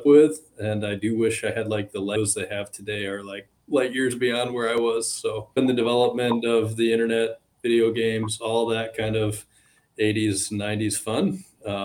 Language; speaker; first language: English; native; English